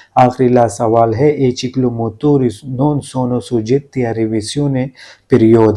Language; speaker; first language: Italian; non-native, learner; Urdu